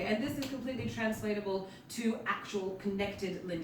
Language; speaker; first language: English; native; English